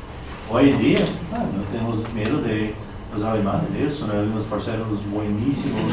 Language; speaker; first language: Spanish; non-native, fluent; English